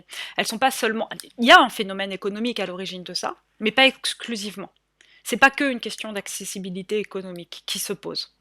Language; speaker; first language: French; native; French